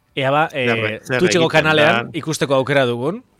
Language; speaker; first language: Basque; native; Basque